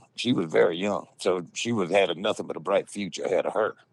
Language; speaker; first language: English; native; English